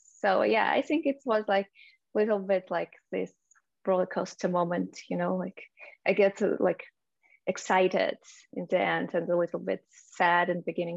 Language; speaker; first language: English; non-native, fluent; Russian